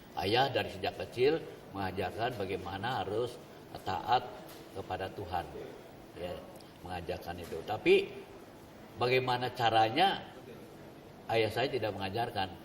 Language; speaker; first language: Indonesian; native; Indonesian